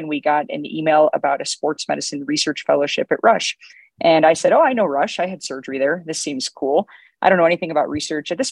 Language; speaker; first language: English; native; English